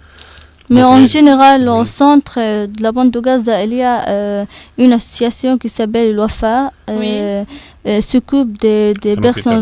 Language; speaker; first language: French; non-native, learner; Arabic